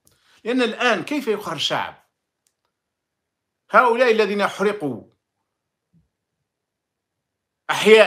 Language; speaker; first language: Arabic; native; Arabic